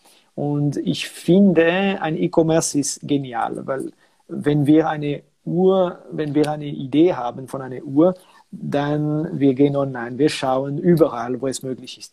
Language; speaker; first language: German; non-native, local second language; French